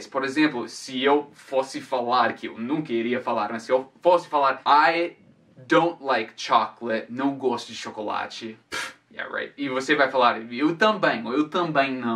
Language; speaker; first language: Portuguese; non-native, fluent; English